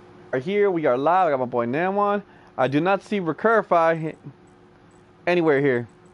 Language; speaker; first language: English; native; English